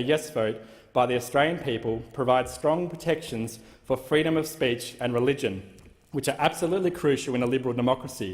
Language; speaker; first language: English; native; English